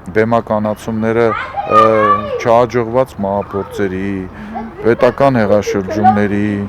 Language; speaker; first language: Armenian; native; Armenian